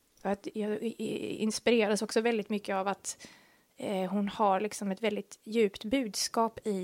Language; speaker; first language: Swedish; native; Swedish